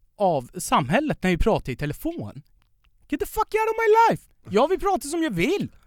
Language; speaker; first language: Swedish; non-native, fluent; Persian